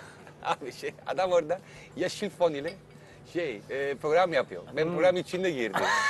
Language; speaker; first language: Turkish; non-native, learner; Italian